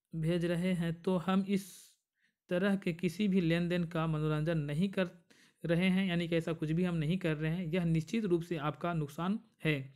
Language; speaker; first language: Hindi; native; Hindi